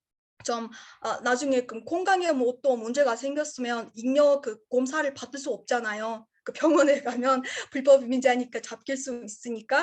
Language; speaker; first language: Korean; non-native, learner; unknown